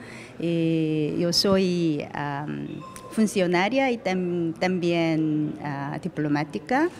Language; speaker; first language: Spanish; non-native, learner; Korean